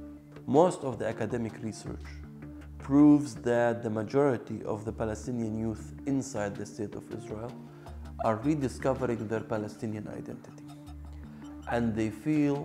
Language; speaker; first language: English; non-native, local second language; Arabic